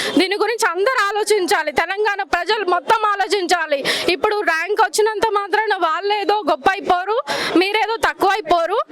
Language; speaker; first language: Telugu; native; Telugu